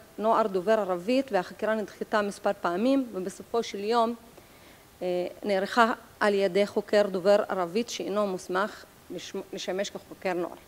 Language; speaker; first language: Hebrew; non-native, local second language; Arabic